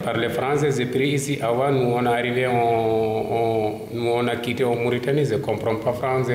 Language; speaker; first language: French; non-native, learner; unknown